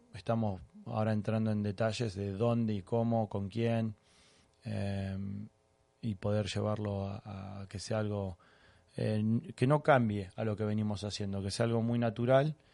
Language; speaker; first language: Spanish; native; Spanish